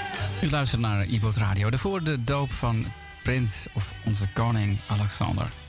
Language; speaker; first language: Dutch; native; Dutch